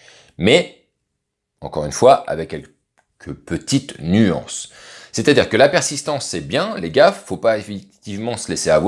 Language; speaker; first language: French; native; French